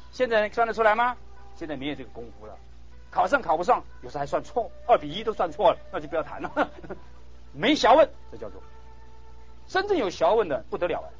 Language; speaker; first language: Chinese; native; Chinese